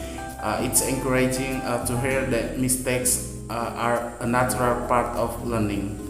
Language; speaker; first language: English; non-native, fluent; Indonesian